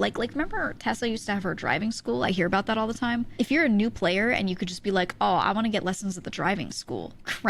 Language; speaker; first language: English; native; English